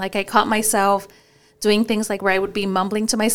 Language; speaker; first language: English; early bilingual, other home language; Spanish